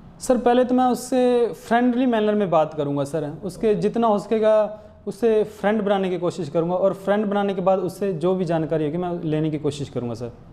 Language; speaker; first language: Hindi; non-native, local second language; Punjabi